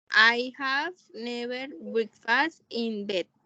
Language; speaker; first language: English; non-native, learner; Spanish